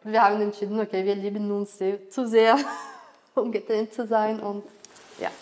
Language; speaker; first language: German; non-native, local second language; Portuguese